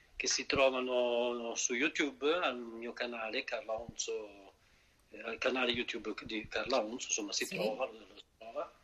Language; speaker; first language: Italian; native; Italian